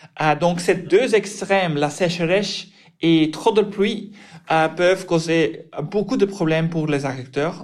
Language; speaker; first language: French; non-native, local second language; Dutch